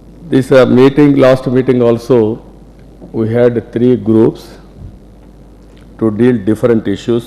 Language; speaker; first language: English; non-native, local second language; Telugu